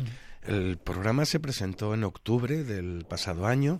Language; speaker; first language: Spanish; native; Spanish